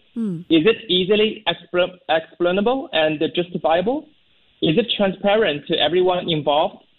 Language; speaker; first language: English; non-native, fluent; Chinese